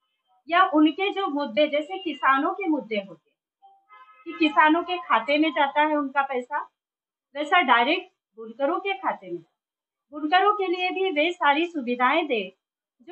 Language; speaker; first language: Hindi; native; Hindi